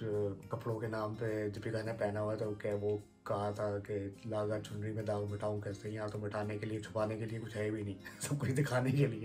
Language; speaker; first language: Urdu; native; Urdu